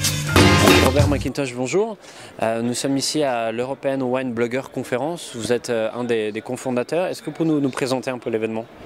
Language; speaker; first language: French; native; French